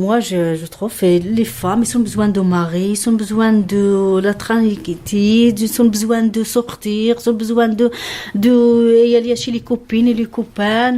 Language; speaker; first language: French; non-native, learner; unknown